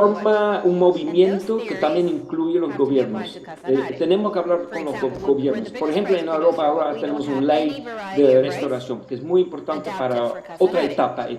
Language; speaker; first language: Spanish; non-native, fluent; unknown